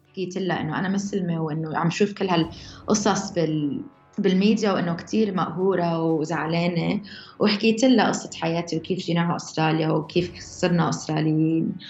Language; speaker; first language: Arabic; early bilingual, heritage; Arabic